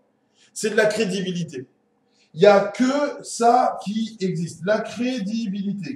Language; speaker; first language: French; native; French